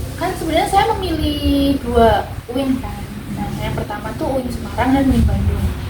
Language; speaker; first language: Indonesian; non-native, local second language; Javanese